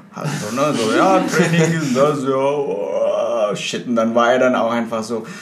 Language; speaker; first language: German; non-native, fluent; Indonesian